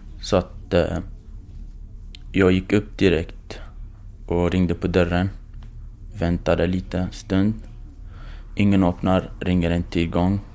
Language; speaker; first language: Swedish; non-native, fluent; Kurdish